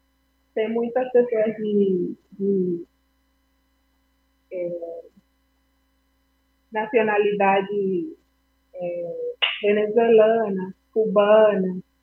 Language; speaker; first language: Portuguese; non-native, fluent; Spanish